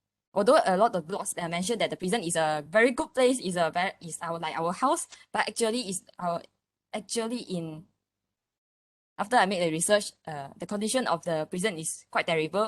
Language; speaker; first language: English; non-native, local second language; Malay